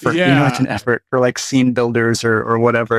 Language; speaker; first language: English; native; English